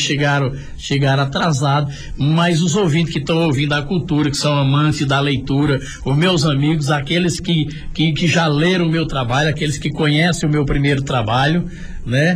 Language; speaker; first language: Portuguese; native; Portuguese